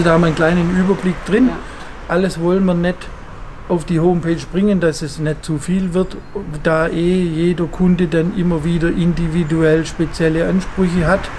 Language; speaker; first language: German; native; German